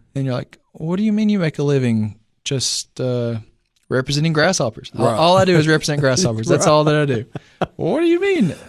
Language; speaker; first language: English; native; English